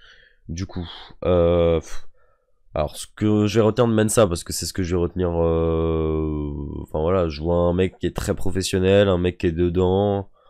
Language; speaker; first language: French; native; French